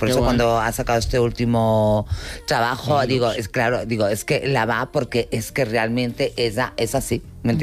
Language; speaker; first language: Spanish; native; Spanish